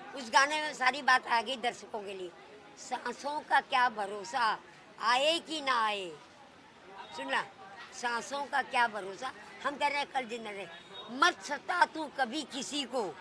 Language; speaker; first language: Hindi; native; Hindi